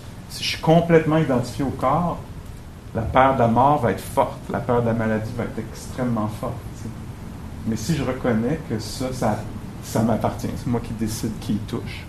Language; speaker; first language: French; native; French